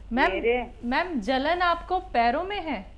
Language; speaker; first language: Hindi; native; Hindi